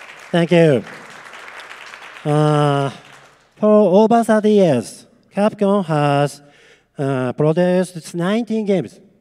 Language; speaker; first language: English; non-native, learner; Japanese